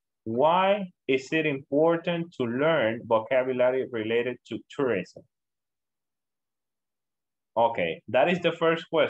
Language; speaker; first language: English; non-native, learner; Spanish